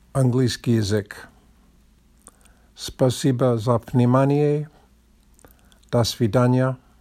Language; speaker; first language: Russian; non-native, learner; English